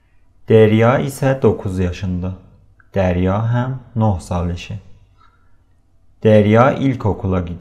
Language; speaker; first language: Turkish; non-native, fluent; Persian